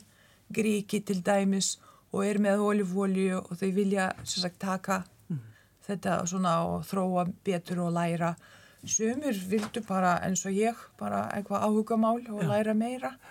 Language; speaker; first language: Icelandic; non-native, fluent; Lithuanian